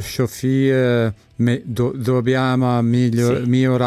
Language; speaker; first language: Italian; non-native, learner; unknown